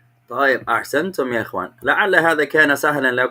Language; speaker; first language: Arabic; non-native, fluent; English